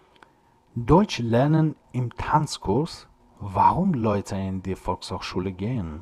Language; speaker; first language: German; non-native, fluent; Persian